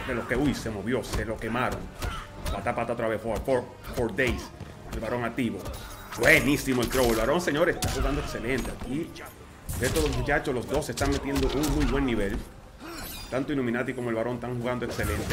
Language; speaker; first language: Spanish; native; Spanish